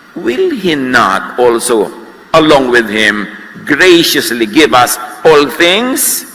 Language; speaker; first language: English; non-native, local second language; Filipino